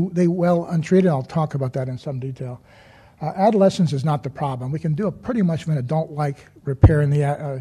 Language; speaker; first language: English; native; English